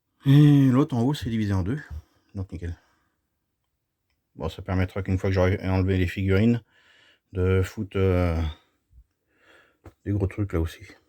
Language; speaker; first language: French; native; French